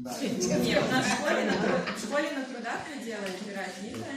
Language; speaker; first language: Russian; native; Russian